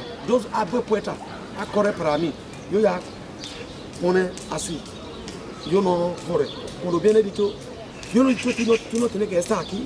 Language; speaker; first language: Spanish; non-native, learner; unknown